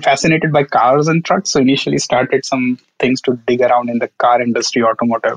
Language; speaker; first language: English; non-native, local second language; Marathi